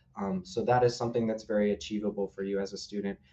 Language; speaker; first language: English; native; English